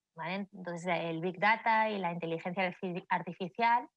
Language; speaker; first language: Spanish; native; Spanish